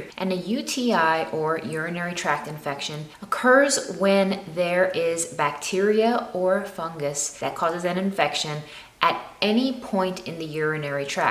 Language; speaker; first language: English; native; English